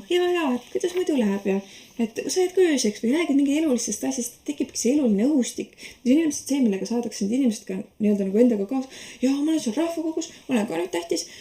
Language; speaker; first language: Estonian; native; Estonian